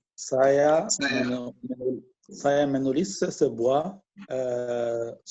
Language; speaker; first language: Indonesian; non-native, learner; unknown